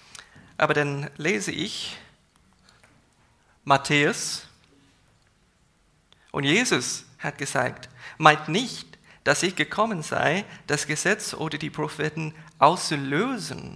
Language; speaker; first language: German; non-native, fluent; English